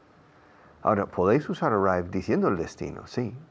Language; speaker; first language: Spanish; non-native, fluent; English